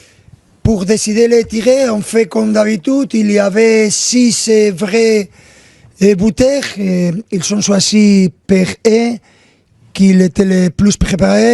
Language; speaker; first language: French; non-native, fluent; Spanish